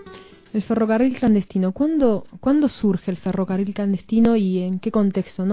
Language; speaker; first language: Spanish; native; Spanish